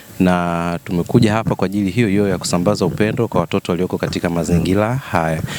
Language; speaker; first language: Swahili; native; Swahili